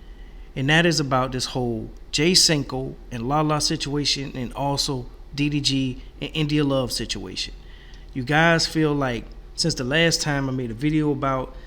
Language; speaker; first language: English; native; English